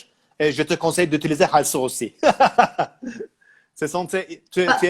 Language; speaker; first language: French; non-native, learner; Turkish